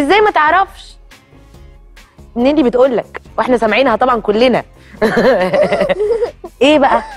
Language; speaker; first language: Arabic; native; Arabic